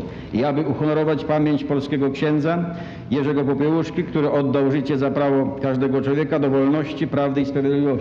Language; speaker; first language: Polish; native; Polish